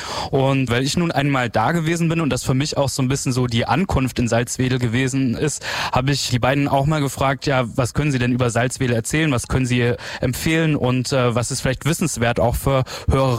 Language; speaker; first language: German; native; German